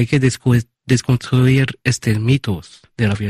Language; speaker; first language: Spanish; early bilingual, heritage; Spanish